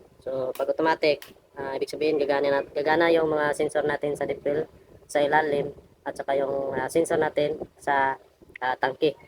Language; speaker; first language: Filipino; non-native, local second language; Cebuano